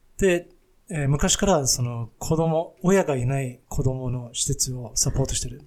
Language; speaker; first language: Japanese; non-native, fluent; English